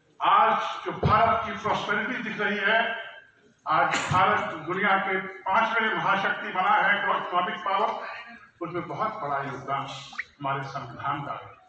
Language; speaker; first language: Hindi; non-native, local second language; Bhojpuri